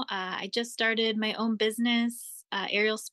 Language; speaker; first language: English; native; English